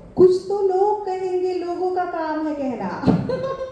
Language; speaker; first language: Hindi; non-native, local second language; Marathi